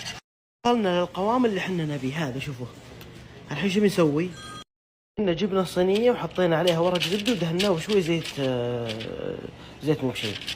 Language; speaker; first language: Arabic; native; Arabic